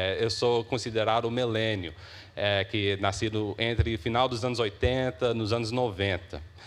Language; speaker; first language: Portuguese; early bilingual, heritage; English